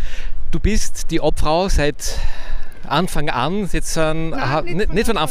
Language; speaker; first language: German; native; German